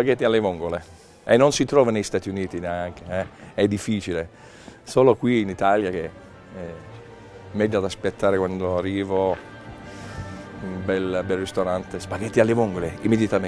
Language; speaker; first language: Italian; non-native, learner; English